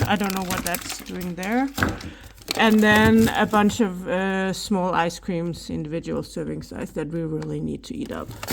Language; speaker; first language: English; non-native, fluent; Danish